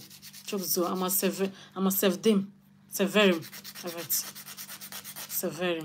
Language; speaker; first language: Turkish; non-native, learner; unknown